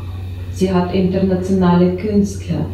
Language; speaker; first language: German; non-native, learner; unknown